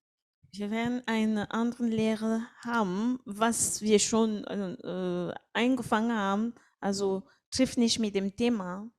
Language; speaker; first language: German; non-native, fluent; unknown